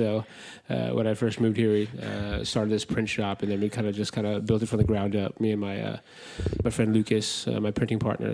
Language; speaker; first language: English; native; English